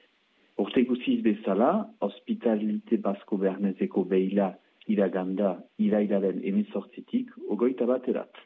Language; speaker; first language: Basque; native; Basque